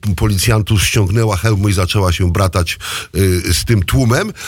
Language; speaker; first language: Polish; native; Polish